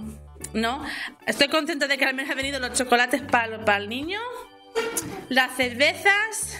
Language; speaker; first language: Spanish; native; Spanish